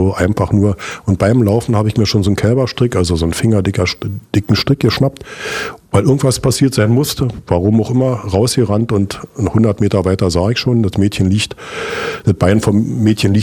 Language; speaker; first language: German; native; German